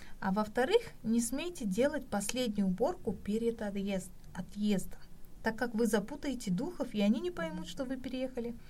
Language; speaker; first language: Russian; non-native, local second language; Kazakh